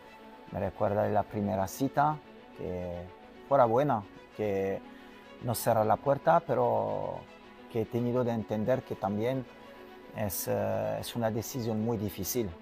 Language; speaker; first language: Spanish; non-native, fluent; French